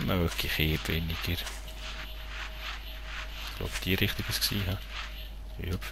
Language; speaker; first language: German; native; German